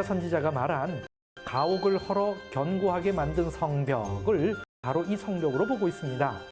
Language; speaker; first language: Korean; native; Korean